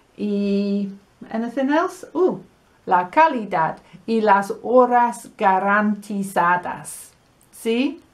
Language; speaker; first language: Spanish; non-native, fluent; English